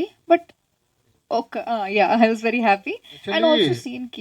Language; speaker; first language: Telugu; non-native, fluent; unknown